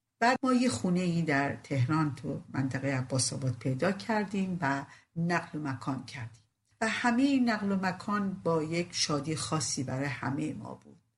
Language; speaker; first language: Persian; non-native, local second language; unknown